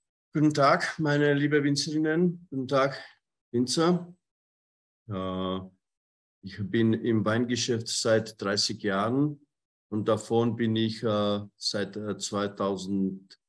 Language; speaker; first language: German; non-native, fluent; Czech